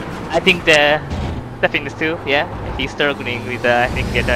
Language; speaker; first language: English; non-native, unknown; Japanese